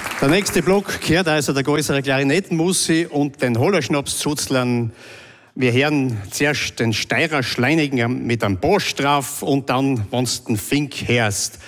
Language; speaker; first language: German; native; German